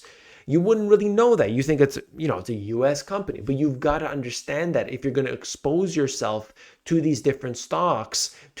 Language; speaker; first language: English; native; English